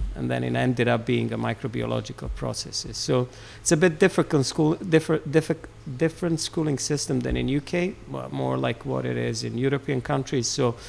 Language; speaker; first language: English; non-native, fluent; Serbian